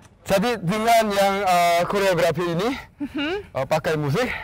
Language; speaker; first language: Indonesian; non-native, fluent; Korean